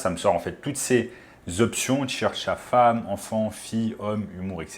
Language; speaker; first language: French; native; French